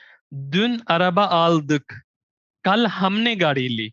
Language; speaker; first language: Turkish; non-native, fluent; Urdu